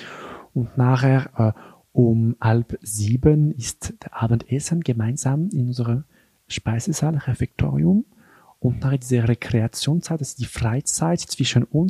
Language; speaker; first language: German; non-native, local second language; French